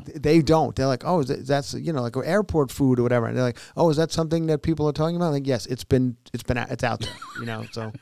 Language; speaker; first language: English; native; English